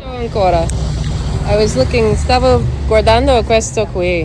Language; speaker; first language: Italian; non-native, learner; English